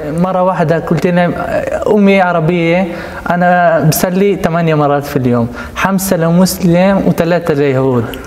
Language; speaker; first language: Arabic; non-native, local second language; Hebrew